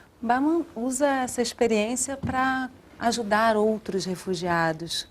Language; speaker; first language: Portuguese; native; Portuguese